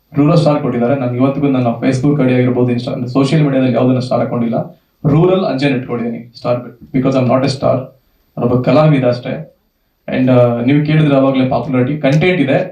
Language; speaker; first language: Kannada; native; Kannada